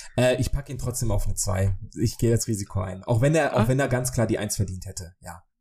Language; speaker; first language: German; early bilingual, other home language; Polish